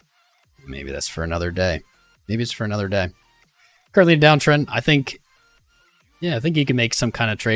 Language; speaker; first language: English; native; English